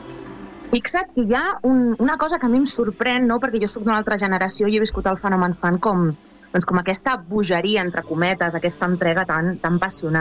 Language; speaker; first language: Catalan; native; Catalan